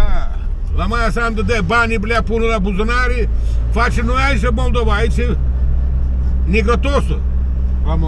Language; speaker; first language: Romanian; non-native, local second language; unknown